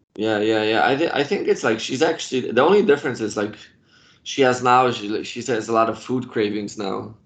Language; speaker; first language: English; non-native, fluent; Polish